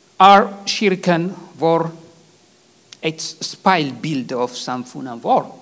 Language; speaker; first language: Swedish; non-native, fluent; Tigrinya